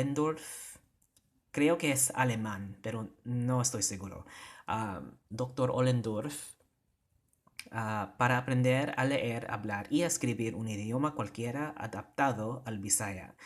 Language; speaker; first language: Spanish; non-native, learner; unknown